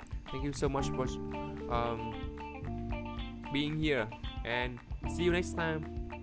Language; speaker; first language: English; non-native, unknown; Vietnamese